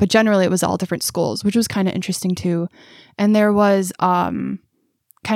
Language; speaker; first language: English; native; English